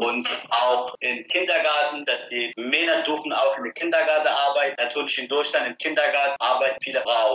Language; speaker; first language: German; non-native, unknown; Persian